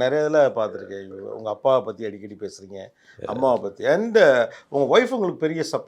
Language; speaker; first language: Tamil; native; Tamil